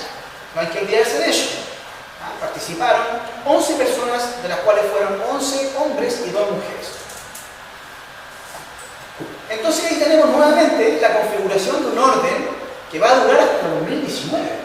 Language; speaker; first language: Spanish; native; Spanish